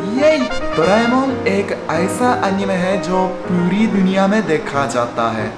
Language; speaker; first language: Hindi; non-native, fluent; Japanese